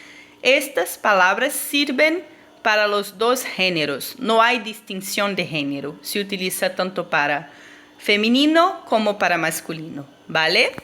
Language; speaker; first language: Spanish; non-native, fluent; Portuguese